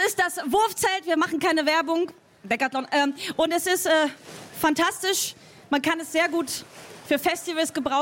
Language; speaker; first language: German; native; German